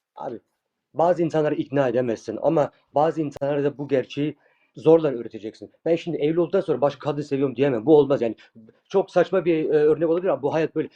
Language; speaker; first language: Turkish; early bilingual, heritage; Turkish